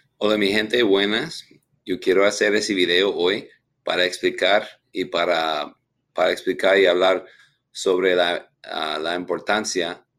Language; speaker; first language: Spanish; non-native, learner; English